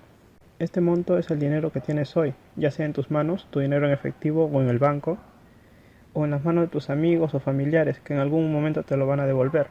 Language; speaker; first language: Spanish; native; Spanish